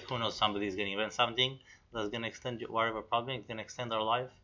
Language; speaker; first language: English; non-native, fluent; Romanian